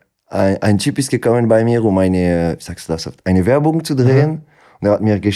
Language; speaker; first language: German; non-native, local second language; French